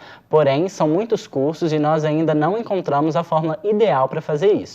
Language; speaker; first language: Portuguese; native; Portuguese